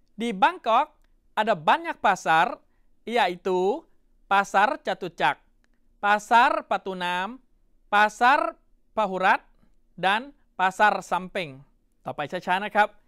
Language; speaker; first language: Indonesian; non-native, fluent; Thai